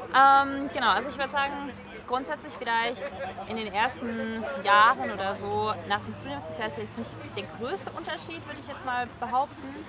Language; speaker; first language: German; early bilingual, heritage; French